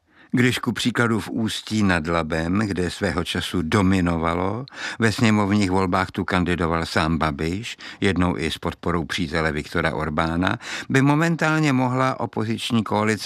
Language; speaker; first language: Czech; native; Czech